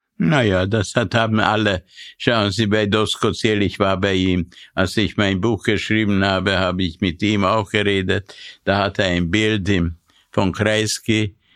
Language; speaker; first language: German; non-native, fluent; Hungarian